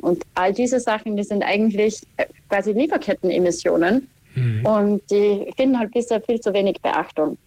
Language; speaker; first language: German; native; German